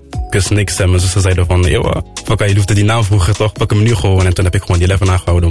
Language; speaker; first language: Dutch; non-native, local second language; French